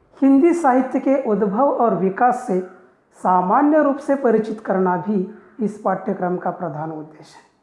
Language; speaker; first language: Hindi; non-native, local second language; Marathi